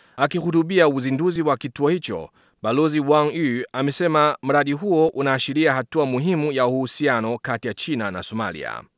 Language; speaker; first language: Swahili; non-native, fluent; Chinese